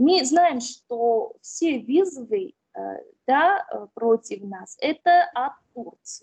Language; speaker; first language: Russian; non-native, fluent; Armenian